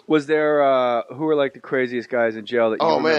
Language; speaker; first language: English; native; English